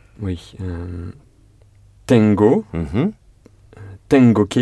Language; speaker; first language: Spanish; non-native, learner; French